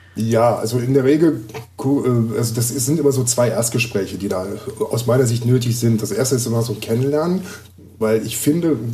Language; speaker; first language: German; native; German